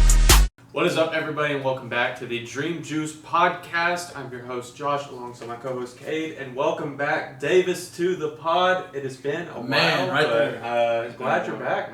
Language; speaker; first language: English; native; English